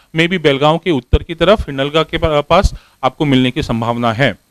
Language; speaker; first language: Hindi; non-native, local second language; Marathi